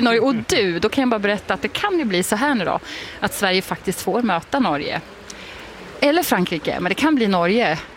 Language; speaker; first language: Swedish; native; Swedish